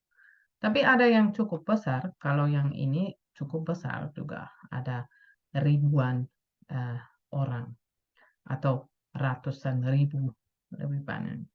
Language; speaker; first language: Indonesian; non-native, fluent; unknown